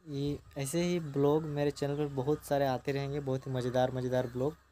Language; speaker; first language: Hindi; native; Hindi